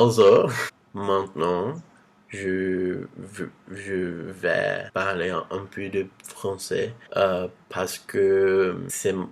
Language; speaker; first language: French; non-native, learner; Portuguese